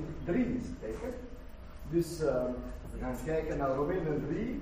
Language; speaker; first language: Dutch; non-native, fluent; German